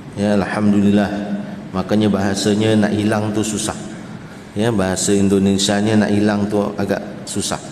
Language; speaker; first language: Malay; native; Malay